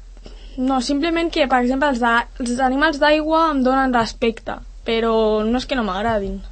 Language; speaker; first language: Catalan; non-native, local second language; Spanish